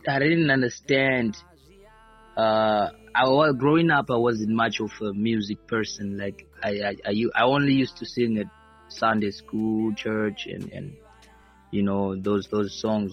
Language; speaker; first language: English; non-native, local second language; Shona